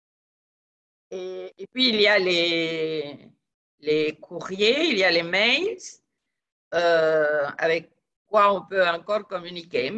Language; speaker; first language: French; non-native, fluent; Spanish